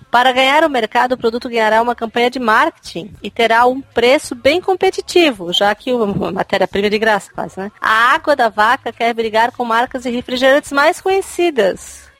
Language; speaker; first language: Portuguese; native; Portuguese